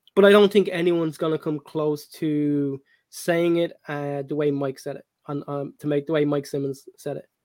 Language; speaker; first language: English; native; English